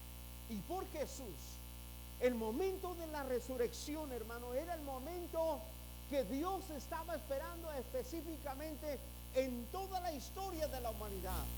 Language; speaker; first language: Spanish; native; Spanish